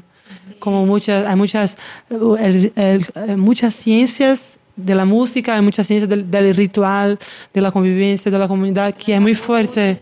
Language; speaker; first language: Spanish; non-native, learner; Portuguese